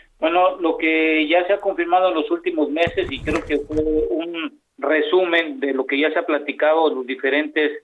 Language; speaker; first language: Spanish; native; Spanish